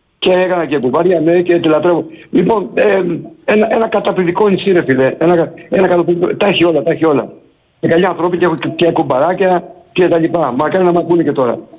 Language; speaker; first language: Greek; early bilingual, heritage; Greek